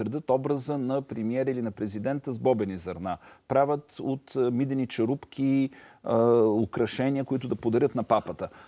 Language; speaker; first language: Bulgarian; native; Bulgarian